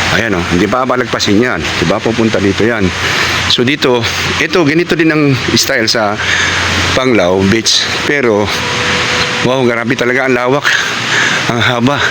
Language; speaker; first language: Filipino; non-native, local second language; Cebuano